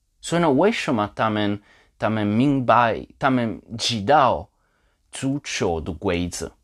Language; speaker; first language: Chinese; non-native, learner; Polish